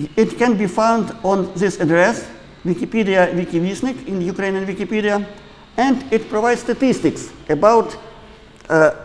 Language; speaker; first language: English; non-native, fluent; Ukrainian